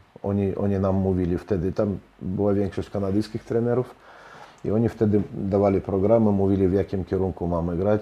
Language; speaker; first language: Polish; non-native, fluent; Russian